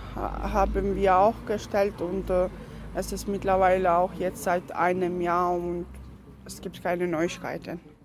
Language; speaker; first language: German; non-native, fluent; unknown